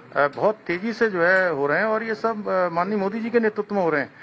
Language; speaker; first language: Hindi; native; Hindi